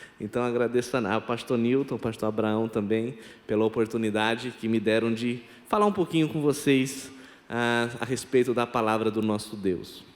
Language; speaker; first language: Portuguese; non-native, local second language; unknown